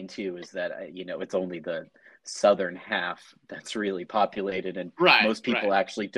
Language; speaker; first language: English; native; English